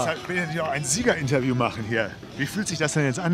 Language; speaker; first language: German; native; German